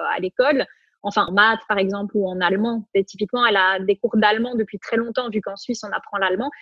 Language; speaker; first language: French; native; French